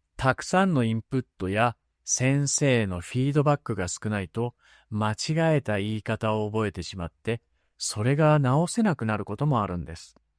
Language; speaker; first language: Japanese; native; Japanese